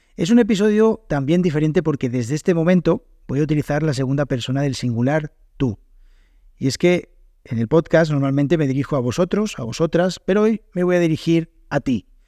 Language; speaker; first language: Spanish; native; Spanish